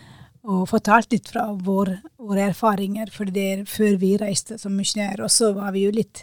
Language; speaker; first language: Norwegian; non-native, fluent; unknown